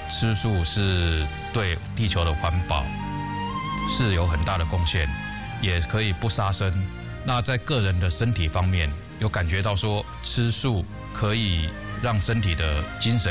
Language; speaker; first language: Chinese; native; Chinese